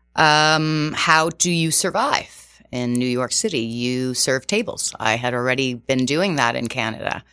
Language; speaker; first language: English; non-native, fluent; Portuguese